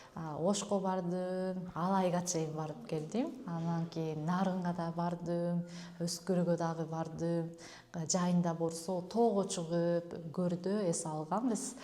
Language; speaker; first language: Kyrgyz; non-native, fluent; Japanese